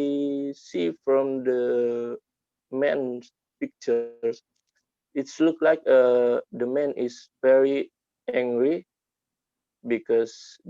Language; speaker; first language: English; non-native, learner; Indonesian